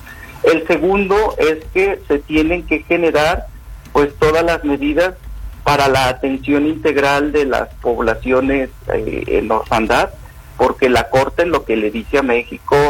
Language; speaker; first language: Spanish; native; Spanish